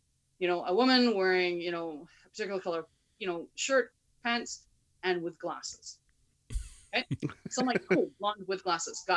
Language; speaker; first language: English; native; English